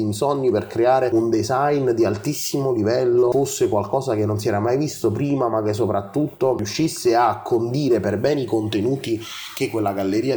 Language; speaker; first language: Italian; native; Italian